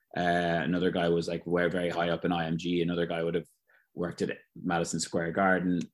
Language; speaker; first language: English; native; English